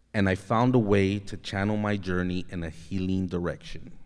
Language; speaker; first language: English; native; English